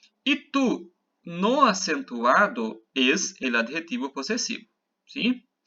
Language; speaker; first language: Spanish; non-native, fluent; Portuguese